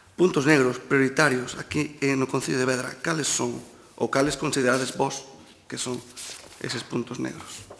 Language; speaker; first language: Galician; native; Galician